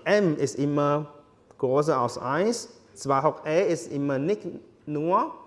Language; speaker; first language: German; non-native, fluent; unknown